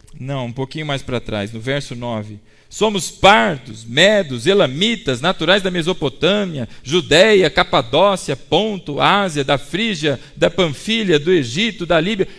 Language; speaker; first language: Portuguese; native; Portuguese